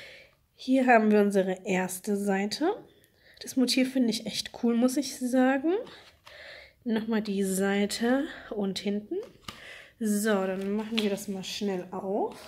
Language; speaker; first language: German; native; German